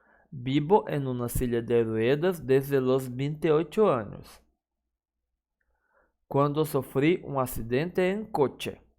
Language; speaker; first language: Spanish; non-native, fluent; Portuguese